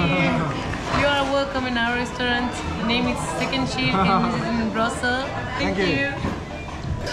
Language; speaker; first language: English; non-native, learner; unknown